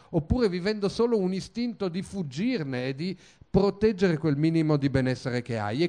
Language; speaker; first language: Italian; early bilingual, other home language; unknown